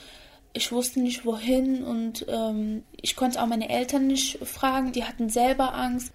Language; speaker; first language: German; early bilingual, other home language; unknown